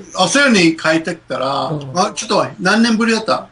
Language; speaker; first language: Japanese; non-native, fluent; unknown